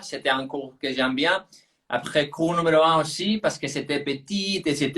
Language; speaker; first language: French; non-native, fluent; Spanish